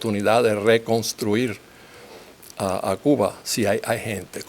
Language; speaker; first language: Spanish; native; Spanish